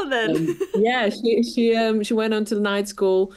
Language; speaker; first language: English; non-native, fluent; Portuguese